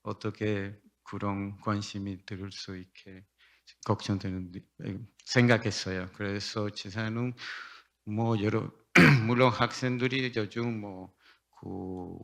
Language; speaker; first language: Korean; non-native, learner; Spanish